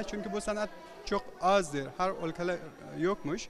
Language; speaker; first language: Turkish; non-native, learner; Persian